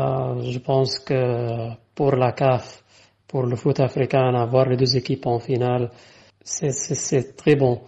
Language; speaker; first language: French; non-native, fluent; Arabic